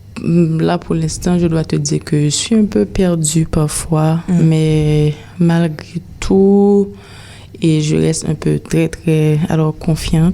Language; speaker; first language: French; non-native, local second language; Haitian Creole